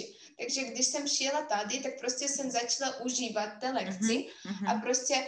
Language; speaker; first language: Czech; non-native, fluent; Russian